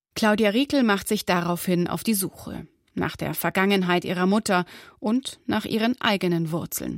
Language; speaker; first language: German; native; German